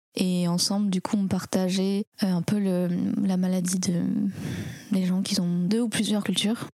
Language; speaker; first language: French; early bilingual, other home language; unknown